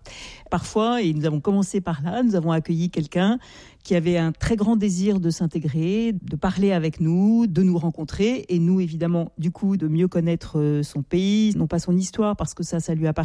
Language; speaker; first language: French; native; French